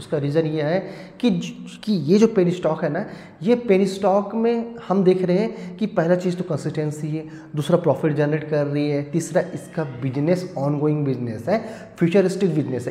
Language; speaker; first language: Hindi; native; Hindi